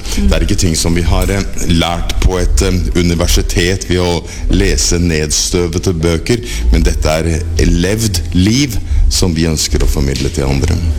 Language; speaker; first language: Norwegian; native; Norwegian